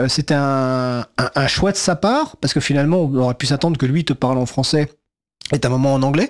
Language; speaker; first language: French; native; French